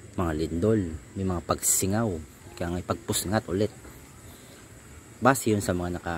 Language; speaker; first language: Filipino; native; Filipino